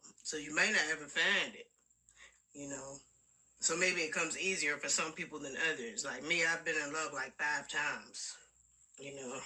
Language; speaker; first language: English; native; English